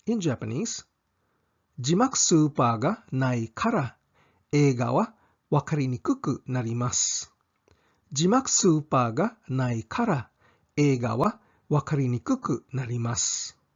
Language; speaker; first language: Japanese; non-native, fluent; English